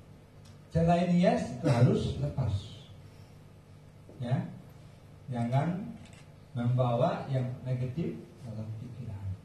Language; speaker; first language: Indonesian; non-native, fluent; Bangla